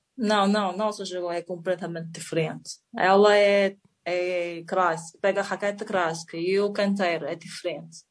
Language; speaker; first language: Portuguese; non-native, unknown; Chinese